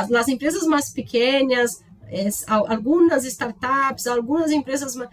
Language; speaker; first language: Spanish; non-native, learner; Portuguese